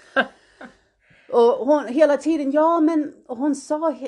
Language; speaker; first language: Swedish; early bilingual, heritage; Swedish